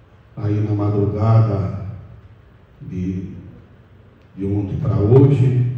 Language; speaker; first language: Portuguese; native; Portuguese